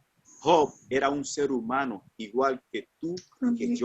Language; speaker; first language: Spanish; native; Spanish